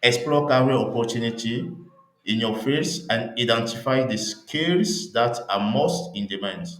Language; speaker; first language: English; non-native, local second language; French